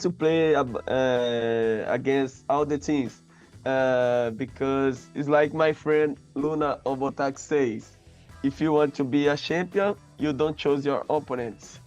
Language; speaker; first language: English; non-native, learner; Portuguese